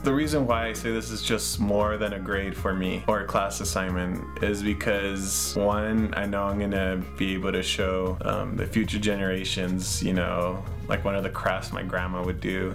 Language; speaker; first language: English; early bilingual, other home language; Spanish